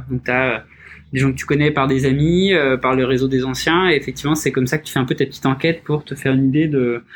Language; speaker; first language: French; native; French